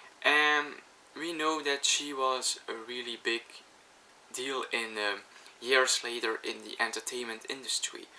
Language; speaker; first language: English; non-native, fluent; Dutch